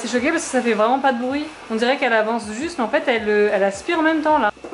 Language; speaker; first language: French; native; French